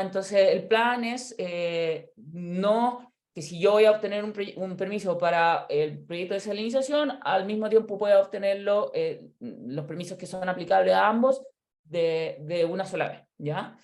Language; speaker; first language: Spanish; native; Spanish